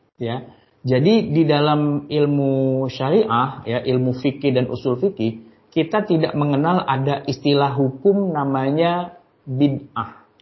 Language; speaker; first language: Indonesian; native; Indonesian